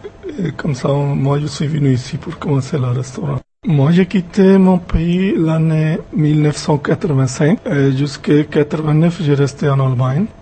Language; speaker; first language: French; non-native, learner; Punjabi